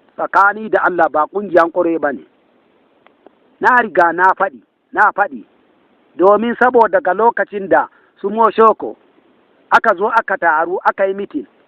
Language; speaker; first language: Hausa; non-native, local second language; Fula